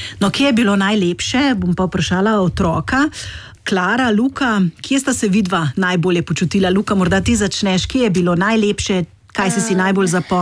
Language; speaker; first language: Slovenian; native; Slovenian